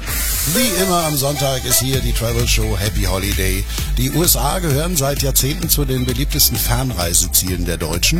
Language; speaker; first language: German; native; German